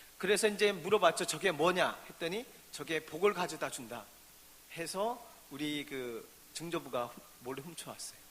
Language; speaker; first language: Korean; native; Korean